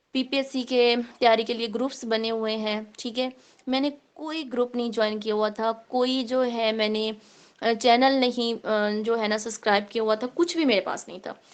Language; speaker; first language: Urdu; native; Urdu